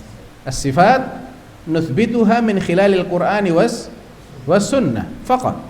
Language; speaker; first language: Arabic; non-native, fluent; Indonesian